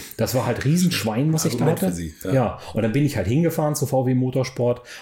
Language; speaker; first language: German; native; German